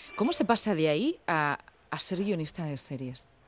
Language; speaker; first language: Spanish; native; Spanish